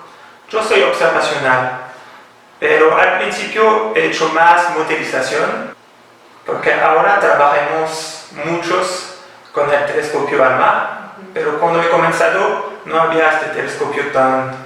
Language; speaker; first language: Spanish; non-native, fluent; French